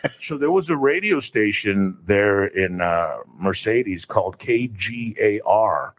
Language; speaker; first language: English; early bilingual, other home language; Spanish